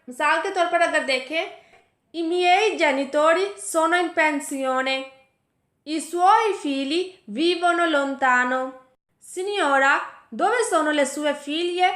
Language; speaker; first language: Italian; non-native, fluent; Urdu